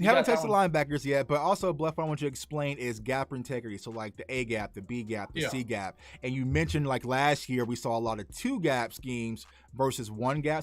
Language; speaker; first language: English; native; English